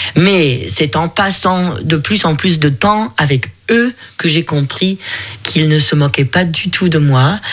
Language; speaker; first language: French; non-native, fluent; German